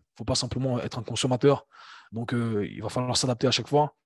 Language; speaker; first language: French; native; French